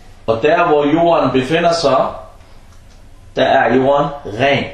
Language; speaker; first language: Danish; non-native, fluent; Arabic